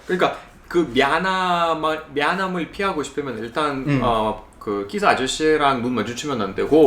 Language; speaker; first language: Korean; non-native, fluent; Russian